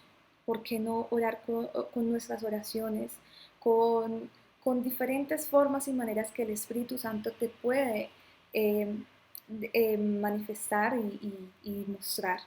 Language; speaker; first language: Spanish; native; Spanish